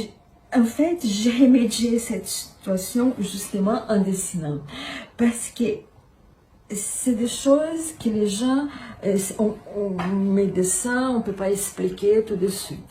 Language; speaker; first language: French; non-native, fluent; Portuguese